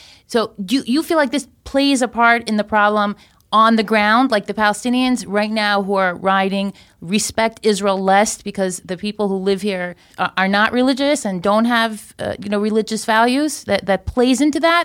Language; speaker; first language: English; native; English